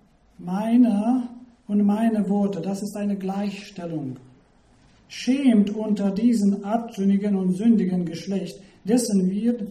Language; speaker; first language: German; non-native, fluent; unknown